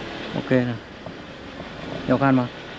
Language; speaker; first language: Chinese; non-native, fluent; Vietnamese